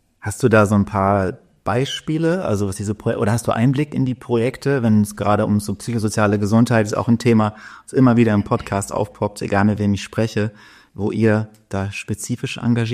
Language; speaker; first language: German; native; German